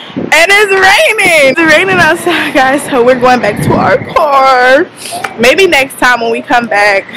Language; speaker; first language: English; native; English